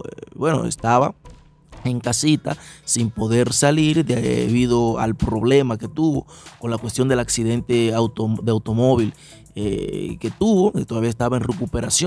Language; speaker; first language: Spanish; native; Spanish